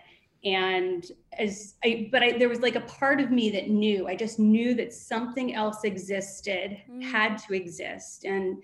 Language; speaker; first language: English; native; English